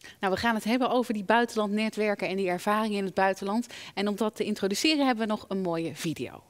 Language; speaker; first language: Dutch; native; Dutch